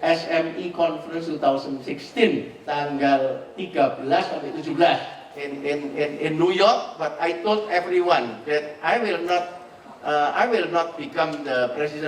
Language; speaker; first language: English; non-native, fluent; Indonesian